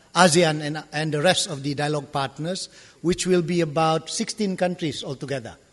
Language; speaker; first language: English; non-native, local second language; Malay